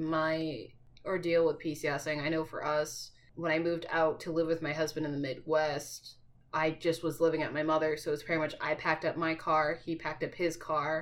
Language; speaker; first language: English; native; English